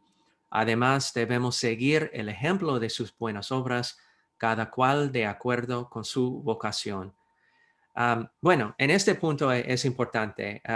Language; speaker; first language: Spanish; non-native, fluent; English